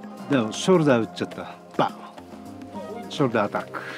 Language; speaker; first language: English; non-native, learner; Japanese